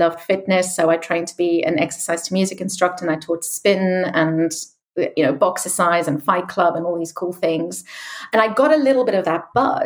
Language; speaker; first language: English; native; English